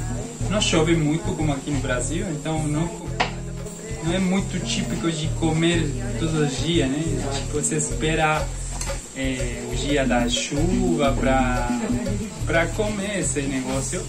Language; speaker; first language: Portuguese; non-native, fluent; Spanish